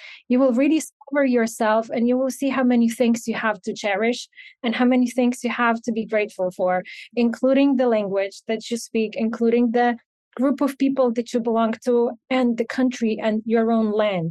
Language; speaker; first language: English; non-native, fluent; Ukrainian